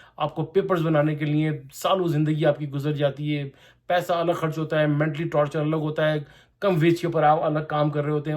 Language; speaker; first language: Urdu; non-native, local second language; Punjabi